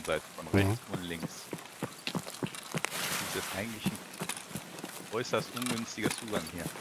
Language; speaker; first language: German; native; German